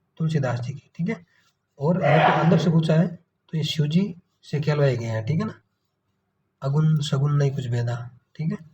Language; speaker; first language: Hindi; native; Hindi